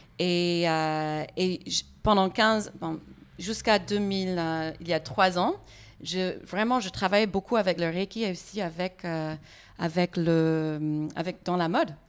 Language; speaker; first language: French; non-native, fluent; English